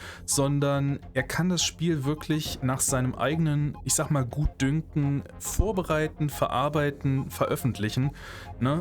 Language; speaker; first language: German; native; German